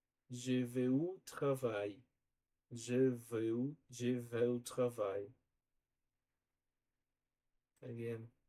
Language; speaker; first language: French; non-native, learner; Portuguese